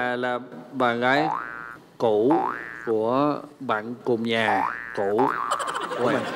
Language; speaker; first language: Vietnamese; non-native, fluent; English